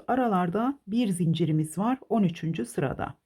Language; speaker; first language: Turkish; native; Turkish